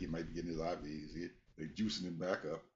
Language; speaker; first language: English; native; English